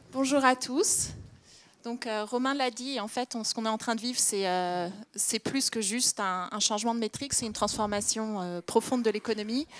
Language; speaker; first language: French; native; French